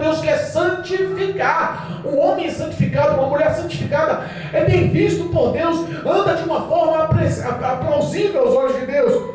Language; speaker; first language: Portuguese; native; Portuguese